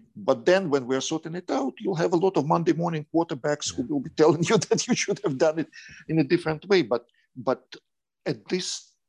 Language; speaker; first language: English; non-native, fluent; Ukrainian